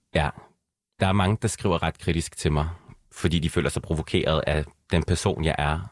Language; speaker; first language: Danish; early bilingual, other home language; Arabic